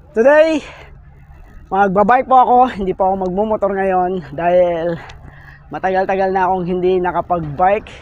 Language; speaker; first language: Filipino; native; Filipino